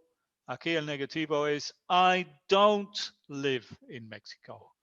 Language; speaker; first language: Spanish; non-native, fluent; English